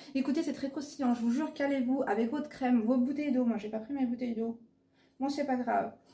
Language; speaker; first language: French; native; French